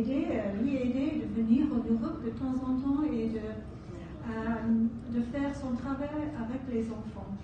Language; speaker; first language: French; non-native, fluent; English